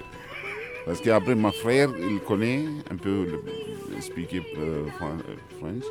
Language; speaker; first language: French; non-native, learner; Tamil